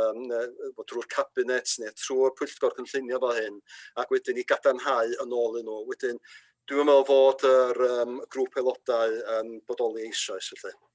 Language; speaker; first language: Welsh; native; Welsh